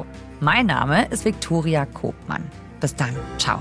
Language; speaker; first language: German; native; German